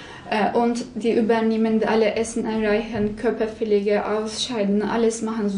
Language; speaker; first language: German; non-native, learner; Turkish